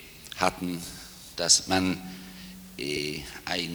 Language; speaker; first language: German; non-native, fluent; Italian